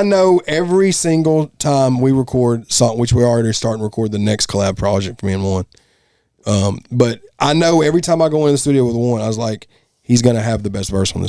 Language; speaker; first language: English; native; English